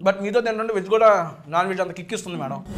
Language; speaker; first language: Telugu; native; Telugu